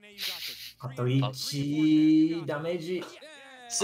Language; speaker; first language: Japanese; non-native, learner; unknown